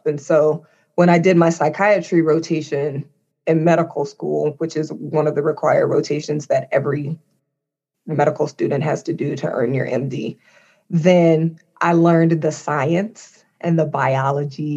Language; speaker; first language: English; native; English